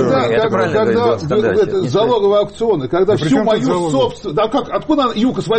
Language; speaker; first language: Russian; native; Russian